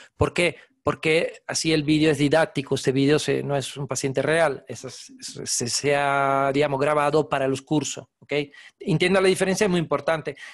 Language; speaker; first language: Spanish; non-native, fluent; Italian